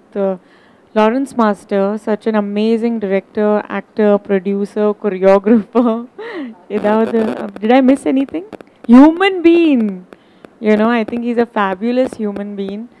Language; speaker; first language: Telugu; non-native, learner; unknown